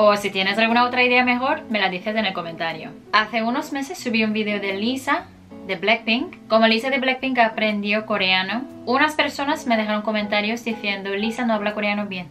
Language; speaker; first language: Spanish; non-native, fluent; Korean